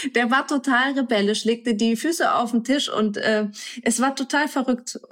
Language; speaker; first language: German; native; German